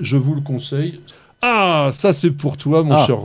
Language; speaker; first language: French; native; French